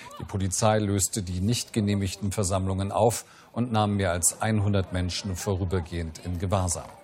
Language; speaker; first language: German; native; German